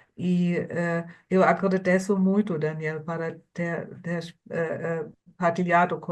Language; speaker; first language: Portuguese; non-native, fluent; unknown